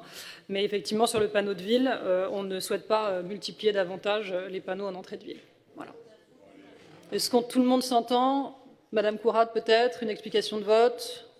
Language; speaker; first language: French; native; French